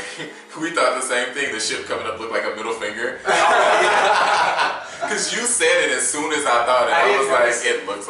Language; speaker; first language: English; native; English